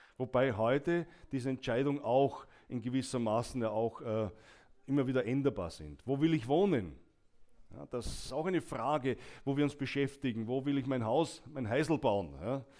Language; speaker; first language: German; native; German